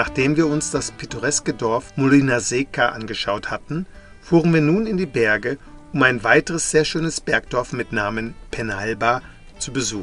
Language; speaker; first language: German; native; German